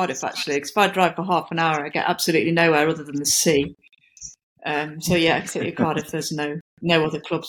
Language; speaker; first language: English; native; English